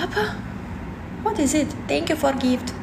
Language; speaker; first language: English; non-native, learner; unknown